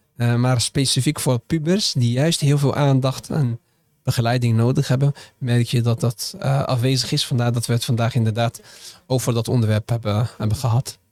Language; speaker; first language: Dutch; early bilingual, other home language; Arabic